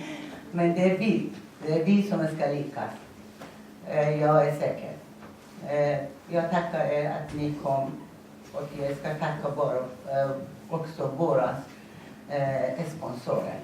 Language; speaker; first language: Swedish; non-native, learner; Persian